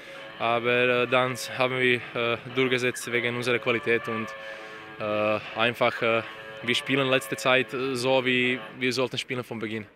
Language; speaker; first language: German; non-native, learner; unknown